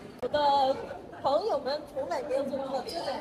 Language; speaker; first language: Chinese; non-native, learner; Korean